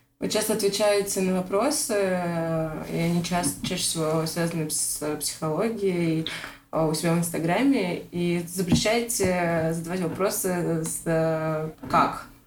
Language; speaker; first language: Russian; native; Russian